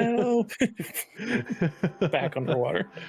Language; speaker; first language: English; native; English